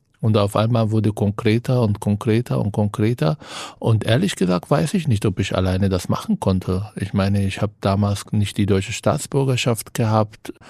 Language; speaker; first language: German; non-native, fluent; Arabic